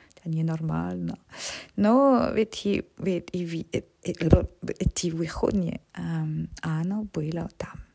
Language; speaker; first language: Russian; non-native, learner; French